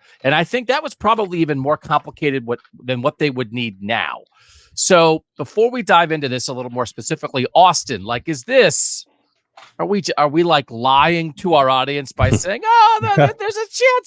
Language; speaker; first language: English; native; English